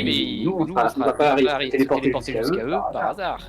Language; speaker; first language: French; native; French